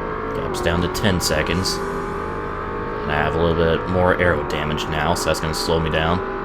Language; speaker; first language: English; native; English